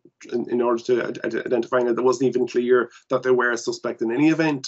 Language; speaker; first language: English; native; English